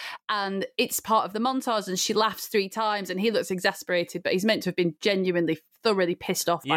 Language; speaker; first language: English; native; English